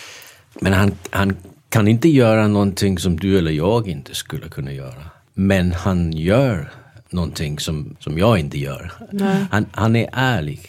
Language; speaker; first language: Swedish; non-native, fluent; Danish